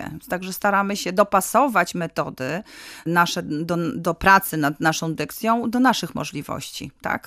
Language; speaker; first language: Polish; native; Polish